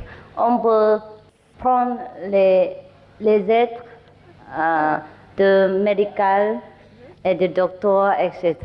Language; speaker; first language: French; non-native, fluent; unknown